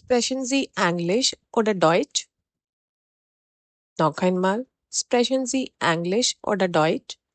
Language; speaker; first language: German; non-native, fluent; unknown